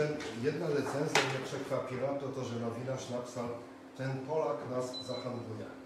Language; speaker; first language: Czech; non-native, fluent; Polish